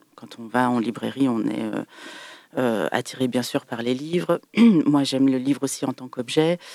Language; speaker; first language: French; native; French